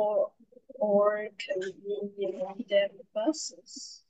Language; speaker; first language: English; non-native, learner; Vietnamese